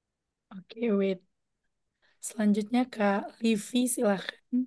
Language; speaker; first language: Indonesian; native; Indonesian